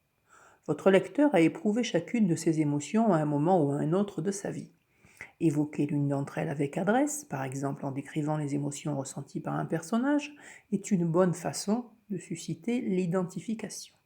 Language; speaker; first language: French; native; French